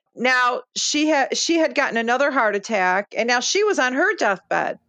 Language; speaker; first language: English; early bilingual, other home language; Lithuanian